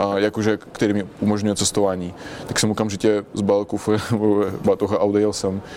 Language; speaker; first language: Czech; non-native, fluent; Russian